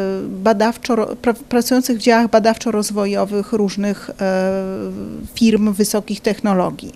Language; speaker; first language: Polish; native; Polish